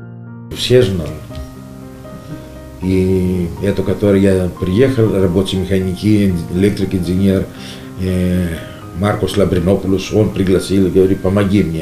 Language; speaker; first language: Russian; non-native, learner; Greek